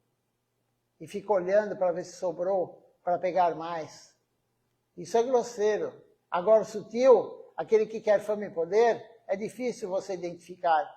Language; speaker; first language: Portuguese; native; Portuguese